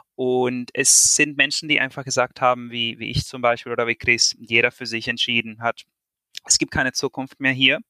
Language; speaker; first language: German; non-native, fluent; Spanish